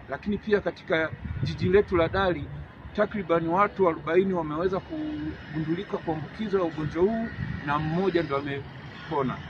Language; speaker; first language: Swahili; native; Swahili